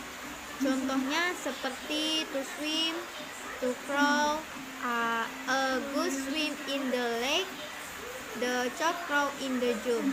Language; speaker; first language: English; non-native, learner; Indonesian